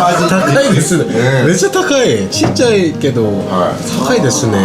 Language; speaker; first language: Japanese; non-native, learner; Korean